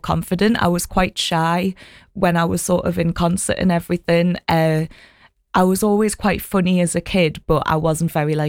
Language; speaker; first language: English; native; English